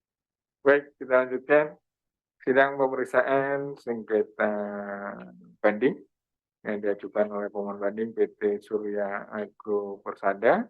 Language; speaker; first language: Indonesian; native; Indonesian